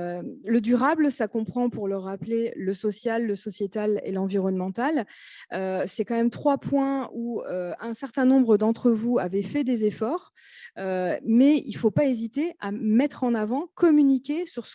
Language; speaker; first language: French; native; French